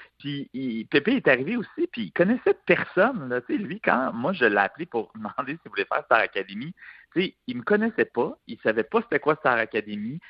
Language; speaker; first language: French; native; French